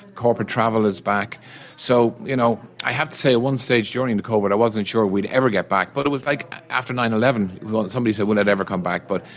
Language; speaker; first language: English; native; English